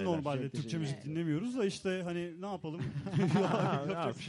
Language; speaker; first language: Turkish; native; Turkish